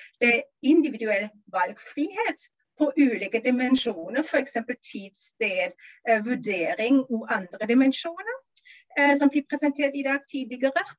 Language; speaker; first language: Norwegian; non-native, fluent; German